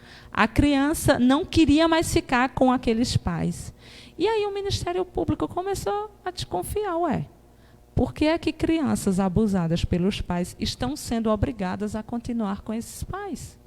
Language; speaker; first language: Portuguese; native; Portuguese